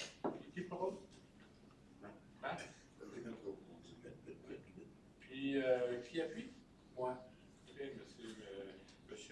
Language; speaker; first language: French; native; French